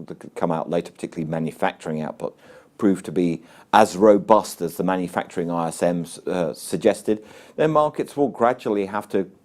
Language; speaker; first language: English; native; English